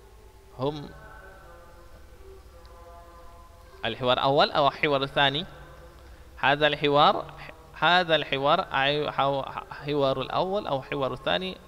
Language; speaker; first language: Arabic; non-native, fluent; Indonesian